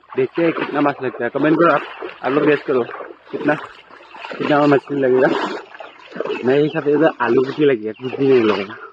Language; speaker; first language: Hindi; non-native, local second language; Assamese